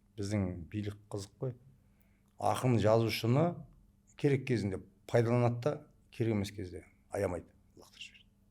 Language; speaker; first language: Kazakh; early bilingual, heritage; Kazakh